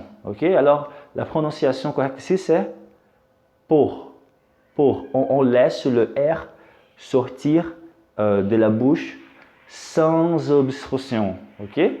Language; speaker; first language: French; non-native, fluent; Portuguese